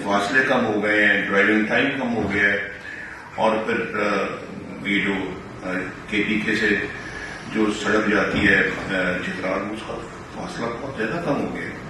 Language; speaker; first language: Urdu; non-native, local second language; Punjabi